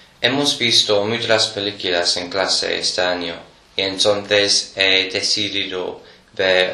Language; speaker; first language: Spanish; non-native, learner; English